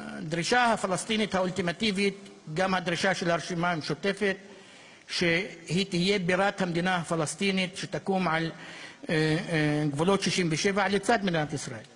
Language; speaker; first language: Hebrew; non-native, local second language; Arabic